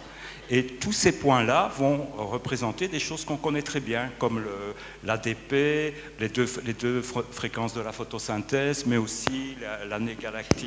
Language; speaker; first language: French; native; French